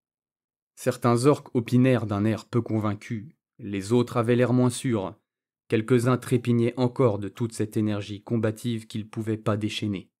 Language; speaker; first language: French; native; French